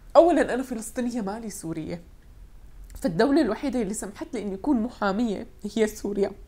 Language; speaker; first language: Arabic; native; Arabic